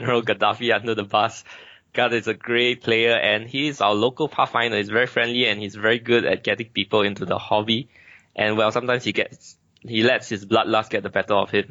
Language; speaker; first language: English; native; English